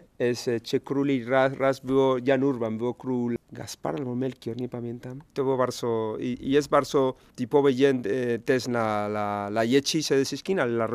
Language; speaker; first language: Polish; non-native, learner; Spanish